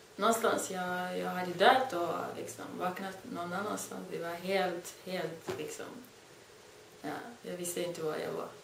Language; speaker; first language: Swedish; non-native, fluent; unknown